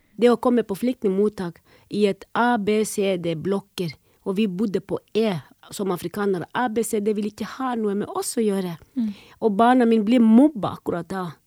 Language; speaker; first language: Norwegian; non-native, fluent; Somali